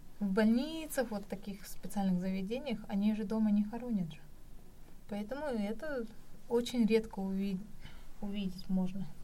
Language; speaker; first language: Russian; non-native, local second language; Kazakh